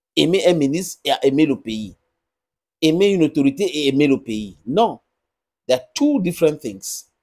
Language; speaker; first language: French; non-native, local second language; English